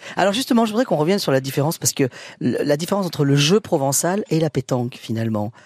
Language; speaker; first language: French; native; French